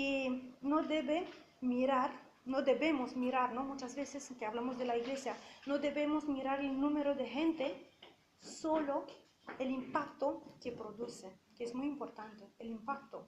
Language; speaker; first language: Spanish; non-native, fluent; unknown